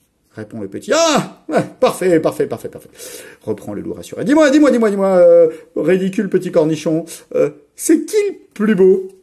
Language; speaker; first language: French; native; French